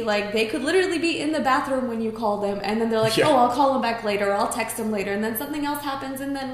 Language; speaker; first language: English; native; English